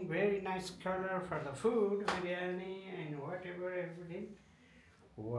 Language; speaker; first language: English; non-native, learner; Nepali